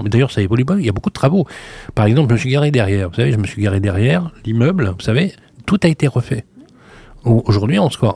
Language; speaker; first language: French; native; French